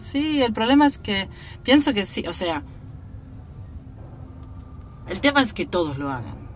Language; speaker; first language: Spanish; native; Spanish